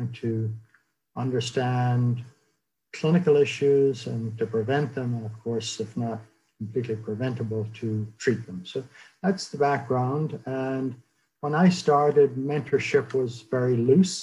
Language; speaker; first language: English; native; English